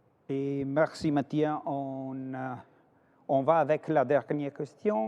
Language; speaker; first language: French; non-native, fluent; Italian